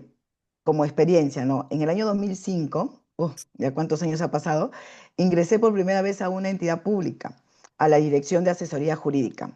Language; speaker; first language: Spanish; native; Spanish